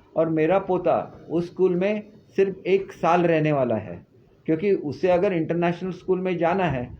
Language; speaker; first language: Hindi; non-native, local second language; Marathi